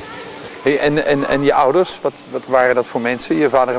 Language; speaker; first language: Dutch; native; Dutch